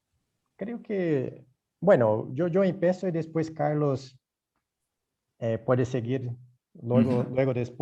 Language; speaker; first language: Spanish; non-native, fluent; Portuguese